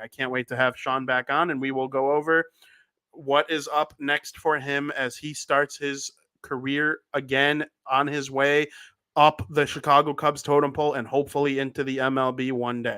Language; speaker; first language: English; native; English